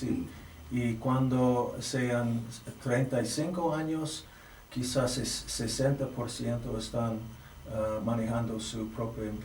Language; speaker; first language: Spanish; non-native, fluent; English